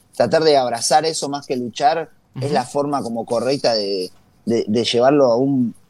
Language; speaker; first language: Spanish; native; Spanish